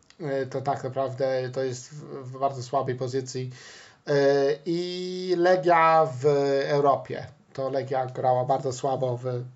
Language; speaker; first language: Polish; non-native, fluent; English